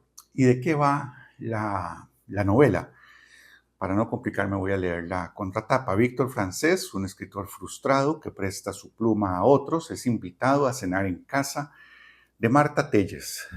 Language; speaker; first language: Spanish; native; Spanish